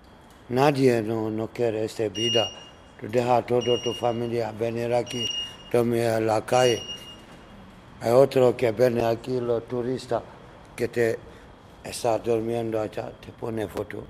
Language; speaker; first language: Spanish; non-native, learner; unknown